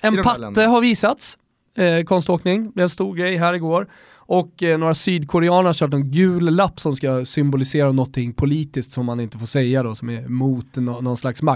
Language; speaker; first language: Swedish; native; Swedish